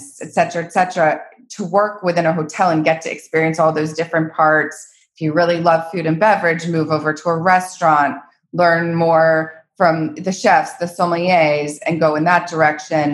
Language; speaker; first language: English; native; English